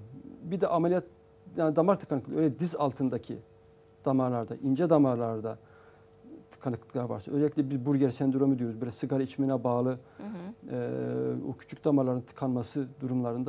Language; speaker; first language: Turkish; native; Turkish